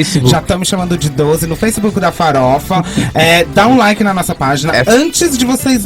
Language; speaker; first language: Portuguese; native; Portuguese